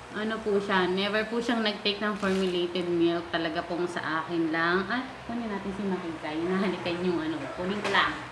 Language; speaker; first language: Filipino; native; Filipino